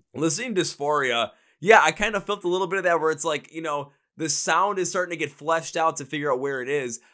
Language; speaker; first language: English; native; English